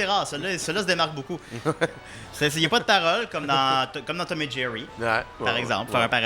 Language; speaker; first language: French; native; French